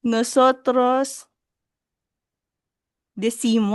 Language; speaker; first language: Spanish; non-native, learner; Filipino